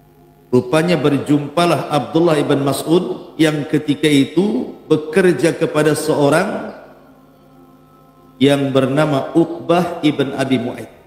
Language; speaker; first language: Indonesian; native; Indonesian